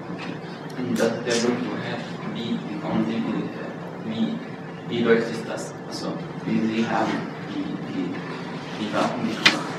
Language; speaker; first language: German; non-native, learner; Arabic